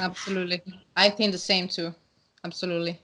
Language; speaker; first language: English; non-native, learner; Italian